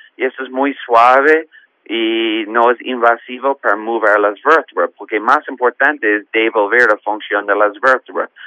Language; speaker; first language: Spanish; non-native, fluent; English